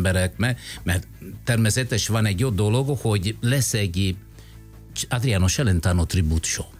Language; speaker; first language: Hungarian; non-native, fluent; Italian